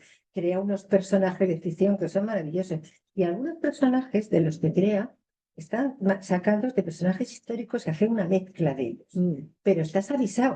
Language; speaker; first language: Spanish; native; Spanish